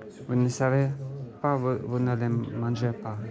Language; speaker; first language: French; non-native, learner; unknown